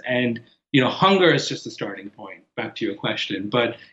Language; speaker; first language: English; non-native, local second language; Hindi